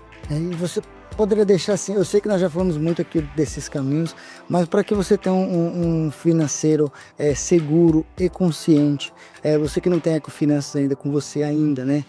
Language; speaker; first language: Portuguese; native; Portuguese